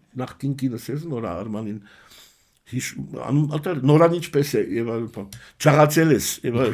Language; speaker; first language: Armenian; early bilingual, heritage; Armenian